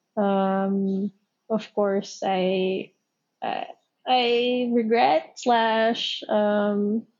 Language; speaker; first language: English; non-native, local second language; Filipino